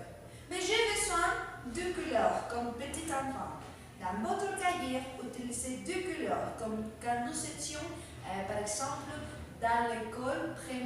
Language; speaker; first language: French; non-native, fluent; Spanish